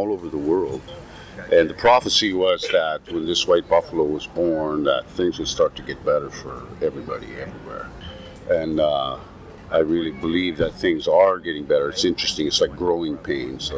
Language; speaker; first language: English; native; English